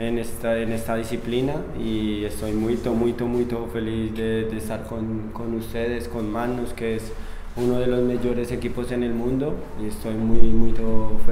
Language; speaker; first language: Portuguese; non-native, learner; Spanish